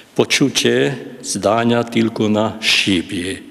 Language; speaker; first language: Polish; non-native, fluent; Hungarian